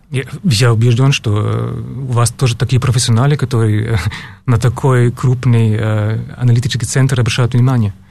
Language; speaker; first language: Russian; non-native, fluent; German